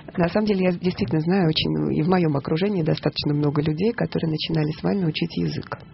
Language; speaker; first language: Russian; native; Russian